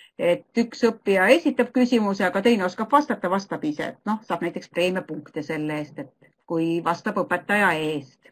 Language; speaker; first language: Estonian; native; Estonian